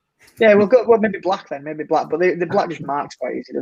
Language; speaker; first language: English; native; English